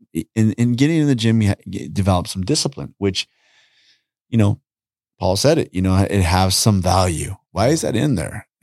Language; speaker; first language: English; native; English